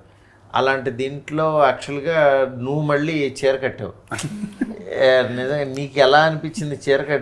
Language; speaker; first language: Telugu; native; Telugu